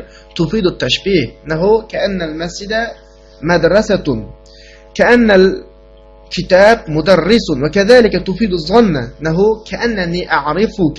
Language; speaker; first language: Arabic; non-native, fluent; Uyghur